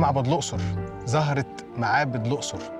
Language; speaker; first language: Arabic; native; Arabic